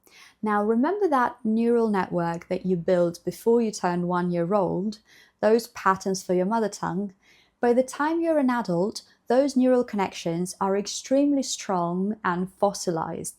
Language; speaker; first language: English; non-native, fluent; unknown